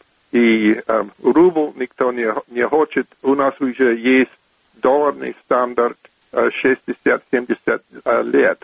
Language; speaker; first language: Russian; non-native, fluent; English